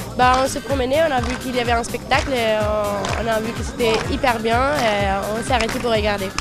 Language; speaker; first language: French; non-native, fluent; Italian